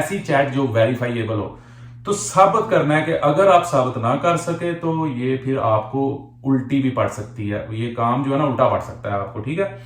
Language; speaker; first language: Urdu; non-native, local second language; Punjabi